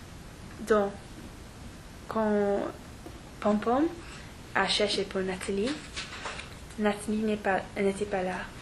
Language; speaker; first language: French; non-native, learner; English